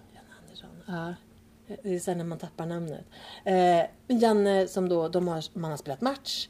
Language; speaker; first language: Swedish; early bilingual, other home language; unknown